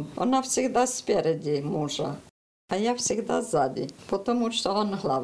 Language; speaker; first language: Russian; early bilingual, heritage; Russian